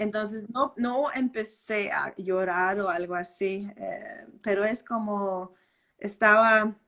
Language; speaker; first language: Spanish; non-native, fluent; Danish